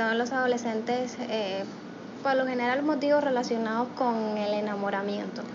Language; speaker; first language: Spanish; non-native, fluent; English